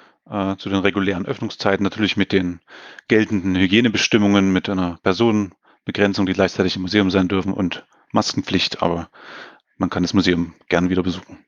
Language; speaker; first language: German; native; German